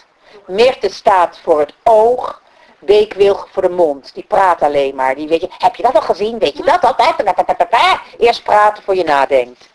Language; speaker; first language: Dutch; native; Dutch